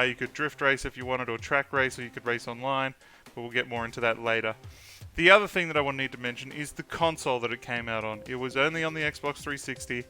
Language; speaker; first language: English; native; English